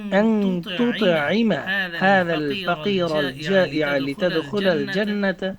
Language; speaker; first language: Arabic; non-native, fluent; Bangla